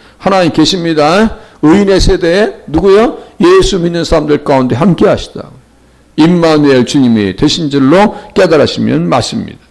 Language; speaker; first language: Korean; native; Korean